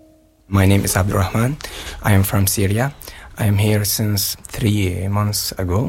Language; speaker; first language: English; non-native, learner; Arabic